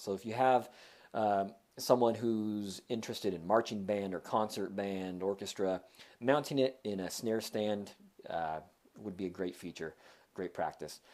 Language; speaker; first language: English; native; English